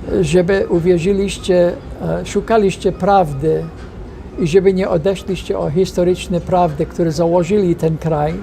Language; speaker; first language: Polish; non-native, fluent; English